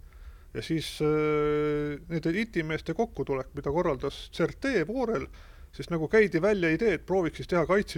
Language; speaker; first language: Estonian; native; Estonian